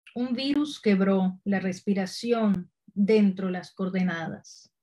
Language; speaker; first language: Spanish; native; Spanish